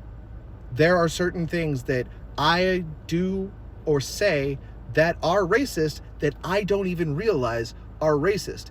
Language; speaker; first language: English; native; English